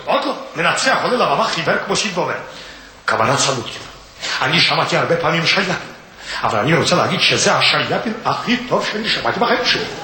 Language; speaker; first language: Hebrew; non-native, fluent; Russian